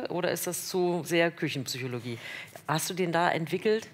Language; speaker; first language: German; native; German